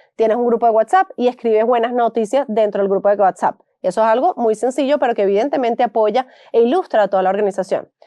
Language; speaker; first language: Spanish; native; Spanish